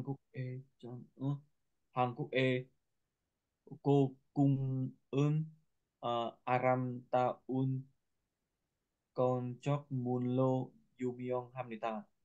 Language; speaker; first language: Korean; non-native, learner; Vietnamese